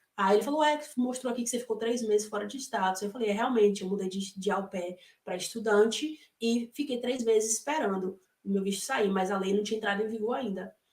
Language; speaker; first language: Portuguese; native; Portuguese